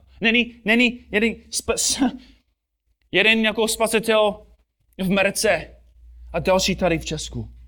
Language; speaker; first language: Czech; non-native, fluent; English